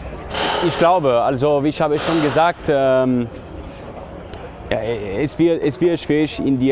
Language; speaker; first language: German; non-native, local second language; French